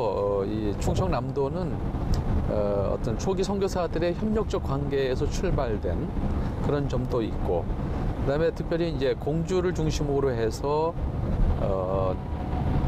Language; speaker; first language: Korean; native; Korean